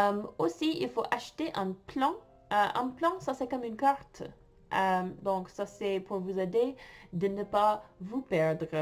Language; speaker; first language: French; non-native, fluent; English